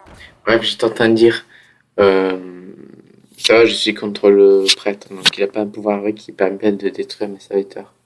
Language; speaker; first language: French; native; French